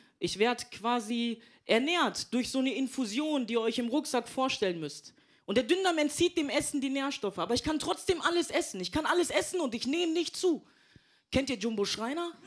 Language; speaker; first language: German; native; German